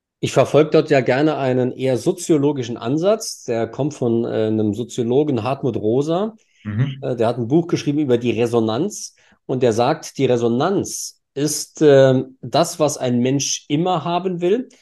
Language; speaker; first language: German; native; German